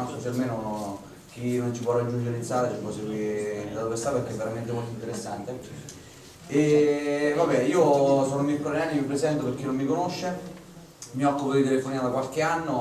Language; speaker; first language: Italian; native; Italian